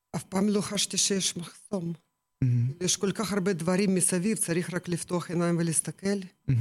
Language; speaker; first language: Hebrew; non-native, fluent; Russian